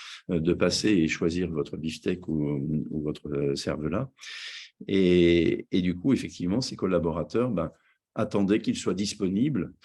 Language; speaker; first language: French; native; French